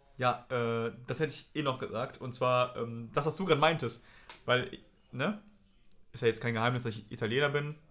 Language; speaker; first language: German; native; German